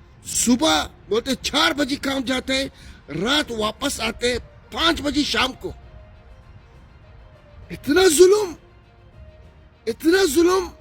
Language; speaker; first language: Hindi; non-native, fluent; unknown